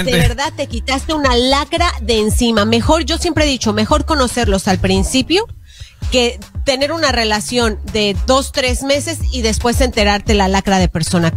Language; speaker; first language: Spanish; native; Spanish